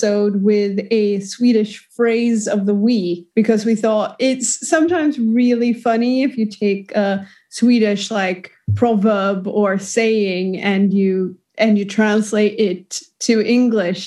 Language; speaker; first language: English; non-native, fluent; Swedish